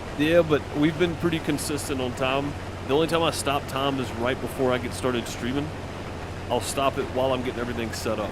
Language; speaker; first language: English; native; English